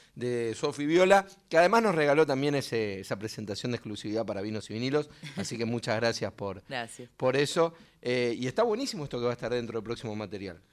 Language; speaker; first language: Spanish; native; Spanish